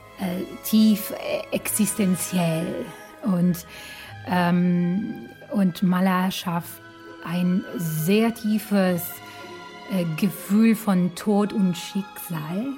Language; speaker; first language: German; non-native, learner; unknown